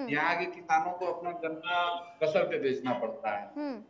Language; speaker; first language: Hindi; native; Hindi